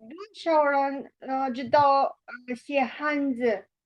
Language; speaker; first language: Chinese; non-native, learner; Romanian